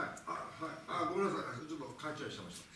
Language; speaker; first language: Japanese; native; Japanese